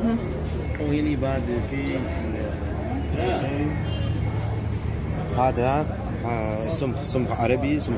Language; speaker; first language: Arabic; non-native, learner; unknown